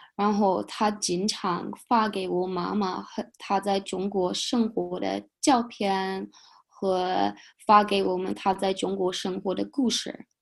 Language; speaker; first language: Chinese; non-native, fluent; English